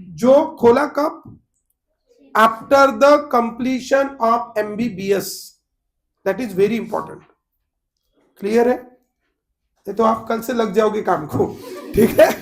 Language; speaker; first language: Hindi; non-native, local second language; Marathi